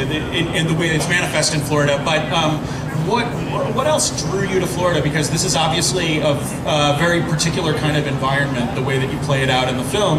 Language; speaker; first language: English; native; English